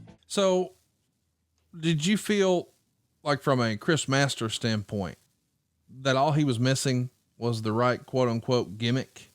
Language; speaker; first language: English; native; English